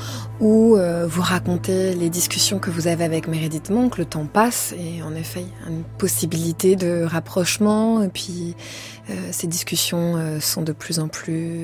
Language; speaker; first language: French; native; French